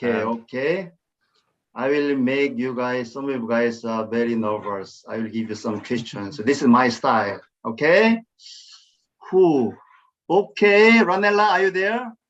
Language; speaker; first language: English; non-native, fluent; Korean